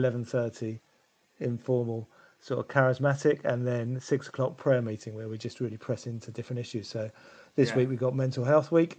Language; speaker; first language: English; native; English